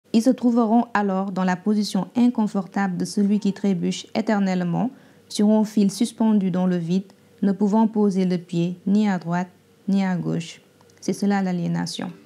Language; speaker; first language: French; non-native, local second language; Fula